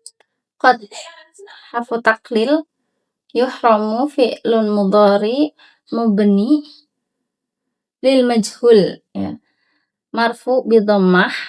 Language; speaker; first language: Arabic; non-native, learner; Indonesian